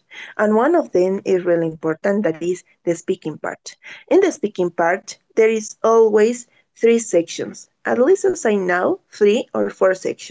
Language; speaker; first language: English; non-native, learner; Spanish